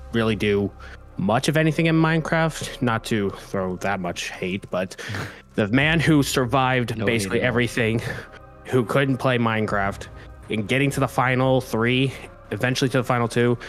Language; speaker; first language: English; native; English